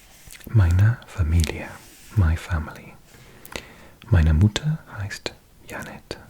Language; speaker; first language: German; non-native, learner; English